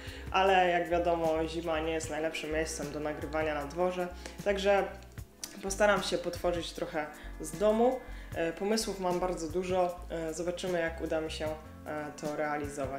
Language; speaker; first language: Polish; native; Polish